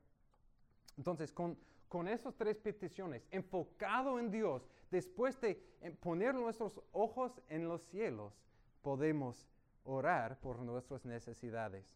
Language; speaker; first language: Spanish; non-native, fluent; English